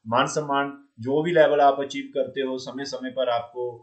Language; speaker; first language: Hindi; native; Hindi